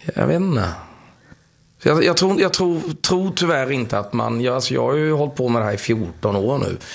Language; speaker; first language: Swedish; native; Swedish